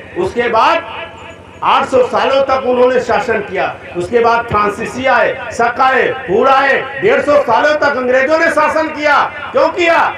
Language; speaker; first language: Hindi; native; Hindi